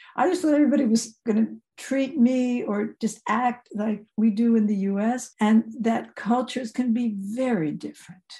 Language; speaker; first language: English; native; English